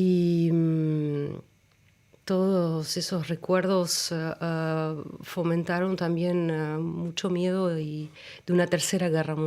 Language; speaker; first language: Spanish; early bilingual, other home language; German